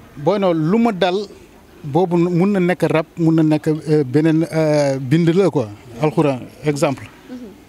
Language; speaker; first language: Wolof; native; Wolof